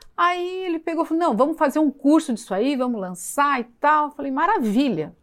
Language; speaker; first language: Portuguese; native; Portuguese